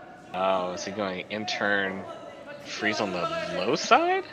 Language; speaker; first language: English; native; English